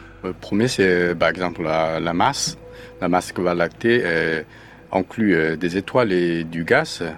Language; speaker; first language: French; non-native, learner; Chinese